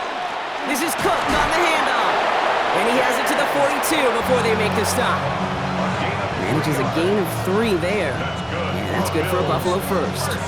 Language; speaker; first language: English; native; English